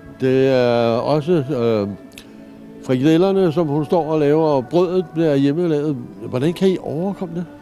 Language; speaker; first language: Danish; native; Danish